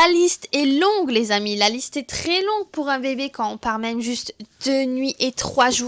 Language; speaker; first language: French; native; French